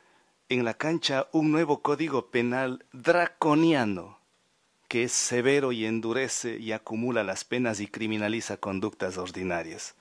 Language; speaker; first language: Spanish; native; Spanish